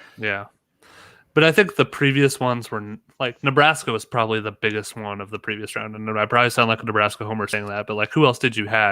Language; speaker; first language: English; native; English